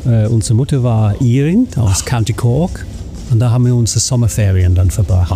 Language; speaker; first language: German; non-native, fluent; English